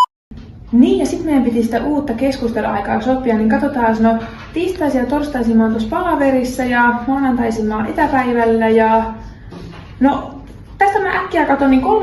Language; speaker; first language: Finnish; native; Finnish